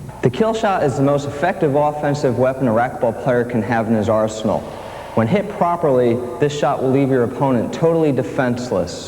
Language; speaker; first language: English; native; English